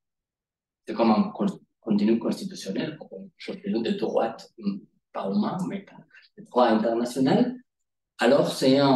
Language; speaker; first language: French; non-native, learner; Spanish